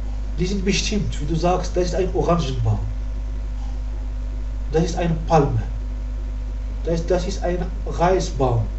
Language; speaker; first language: German; non-native, learner; Arabic